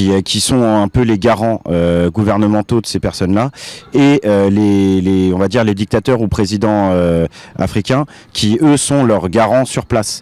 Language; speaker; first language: French; native; French